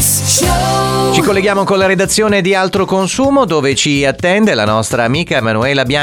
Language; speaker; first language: Italian; native; Italian